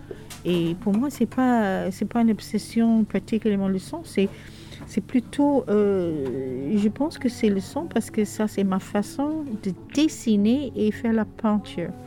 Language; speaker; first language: French; non-native, fluent; English